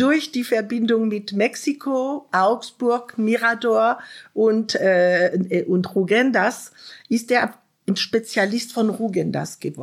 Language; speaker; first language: German; non-native, fluent; French